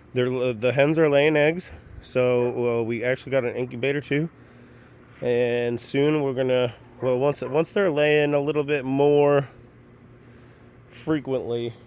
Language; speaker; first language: English; native; English